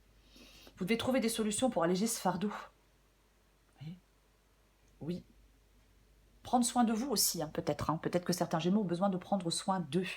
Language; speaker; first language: French; native; French